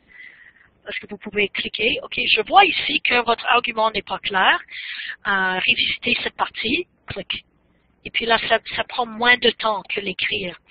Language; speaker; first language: French; non-native, fluent; English